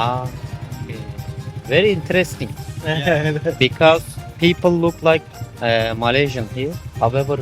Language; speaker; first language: English; non-native, fluent; Turkish